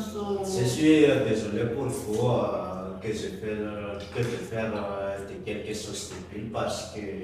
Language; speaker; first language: French; non-native, local second language; Malagasy